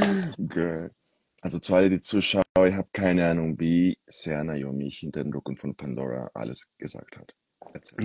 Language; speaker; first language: German; non-native, fluent; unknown